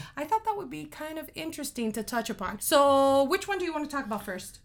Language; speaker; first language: English; native; English